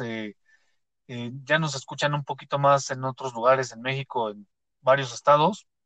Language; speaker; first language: Spanish; native; Spanish